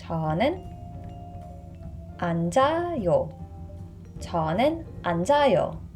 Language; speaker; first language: Korean; non-native, fluent; English